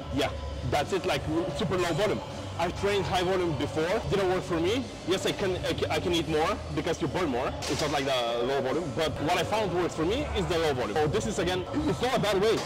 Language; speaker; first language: English; non-native, fluent; Bulgarian